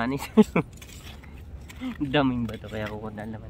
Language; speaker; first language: Korean; non-native, learner; Filipino